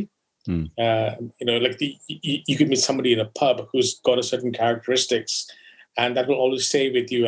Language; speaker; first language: English; non-native, local second language; Konkani